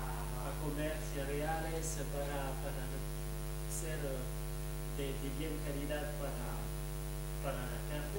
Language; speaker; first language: Spanish; non-native, fluent; French